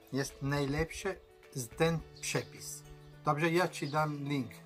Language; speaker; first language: Polish; non-native, learner; Italian